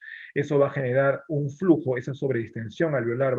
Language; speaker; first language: Spanish; native; Spanish